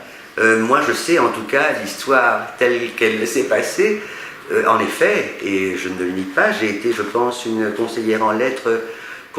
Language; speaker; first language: French; native; French